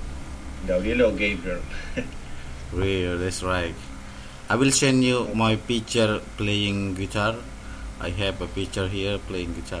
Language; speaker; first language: English; non-native, learner; Indonesian